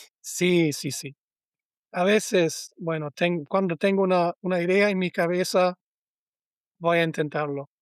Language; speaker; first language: Spanish; non-native, learner; German